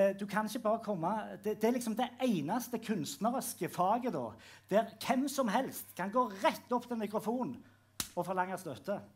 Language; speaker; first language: Norwegian; native; Norwegian